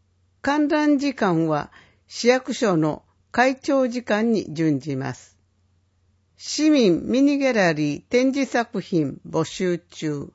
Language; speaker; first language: Japanese; native; Japanese